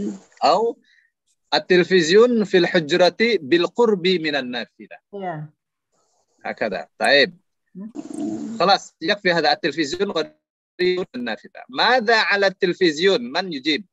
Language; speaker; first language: Arabic; non-native, fluent; Indonesian